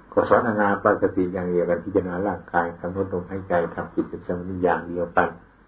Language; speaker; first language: Thai; non-native, local second language; Northeastern Thai